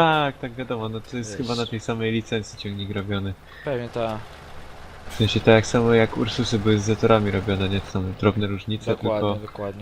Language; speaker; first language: Polish; native; Polish